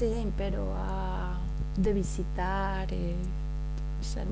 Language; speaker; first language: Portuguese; non-native, learner; Spanish